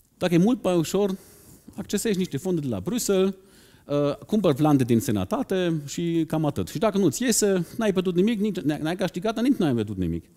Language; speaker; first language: Romanian; non-native, fluent; German